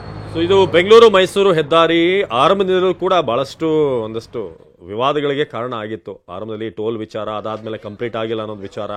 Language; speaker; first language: Kannada; native; Kannada